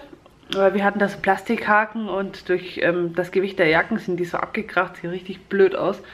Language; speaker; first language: German; native; German